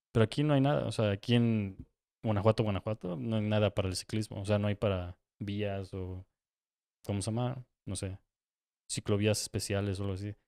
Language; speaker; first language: Spanish; native; Spanish